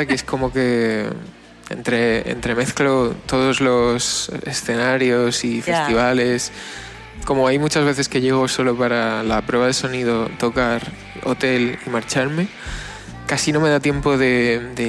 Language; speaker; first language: Spanish; native; Spanish